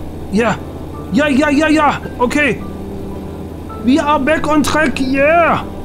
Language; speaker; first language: English; non-native, learner; German